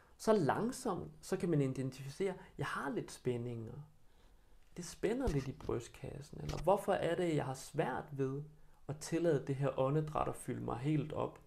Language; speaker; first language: Danish; early bilingual, other home language; Bosnian